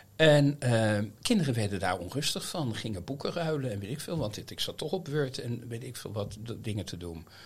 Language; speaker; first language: Dutch; native; Dutch